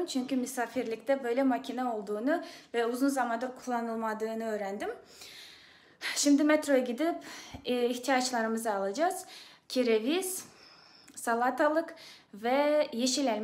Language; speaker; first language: Turkish; non-native, fluent; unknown